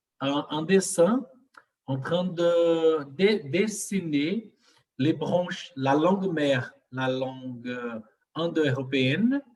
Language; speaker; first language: French; non-native, fluent; Portuguese